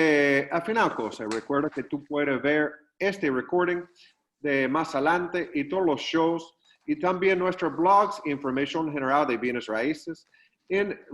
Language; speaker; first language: Spanish; non-native, fluent; English